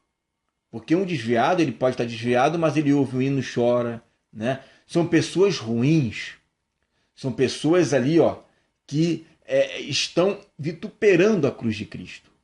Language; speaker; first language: Portuguese; native; Portuguese